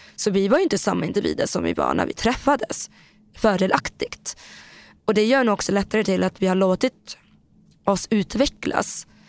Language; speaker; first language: Swedish; native; Swedish